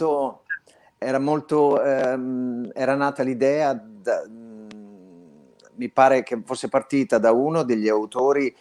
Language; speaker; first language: Italian; native; Italian